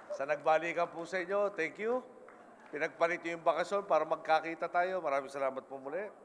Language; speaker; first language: Filipino; native; Filipino